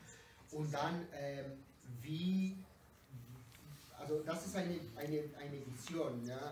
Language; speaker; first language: German; non-native, learner; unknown